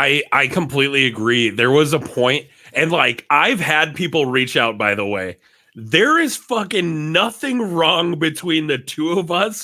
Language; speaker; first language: English; native; English